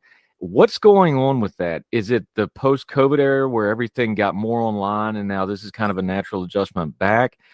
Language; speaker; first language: English; native; English